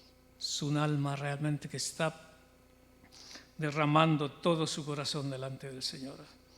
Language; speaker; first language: Spanish; native; Spanish